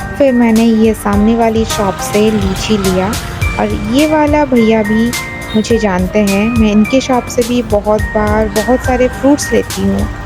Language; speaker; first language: Hindi; non-native, local second language; Bangla